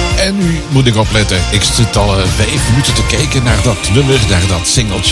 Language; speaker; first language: Dutch; native; Dutch